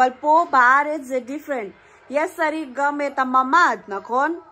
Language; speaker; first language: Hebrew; non-native, learner; Hindi